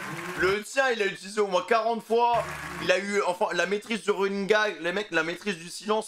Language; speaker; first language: French; native; French